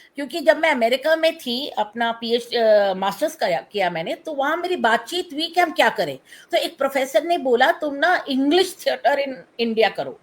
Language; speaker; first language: Hindi; non-native, local second language; Tamil